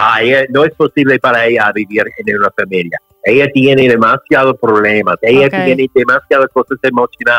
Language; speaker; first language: Spanish; non-native, learner; English